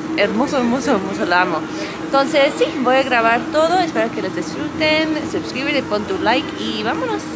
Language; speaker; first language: Spanish; non-native, fluent; English